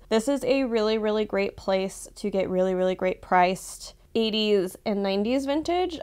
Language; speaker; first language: English; native; English